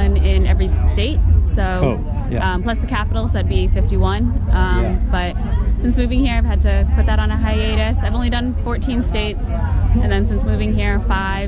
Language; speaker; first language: English; native; English